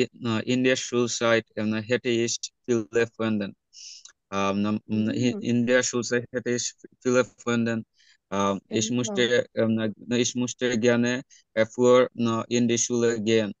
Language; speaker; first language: German; non-native, learner; Bangla